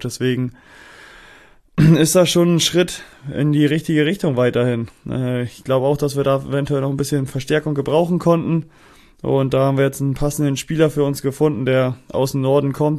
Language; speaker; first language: German; native; German